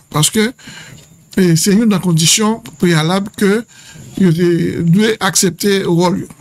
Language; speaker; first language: French; non-native, local second language; Haitian Creole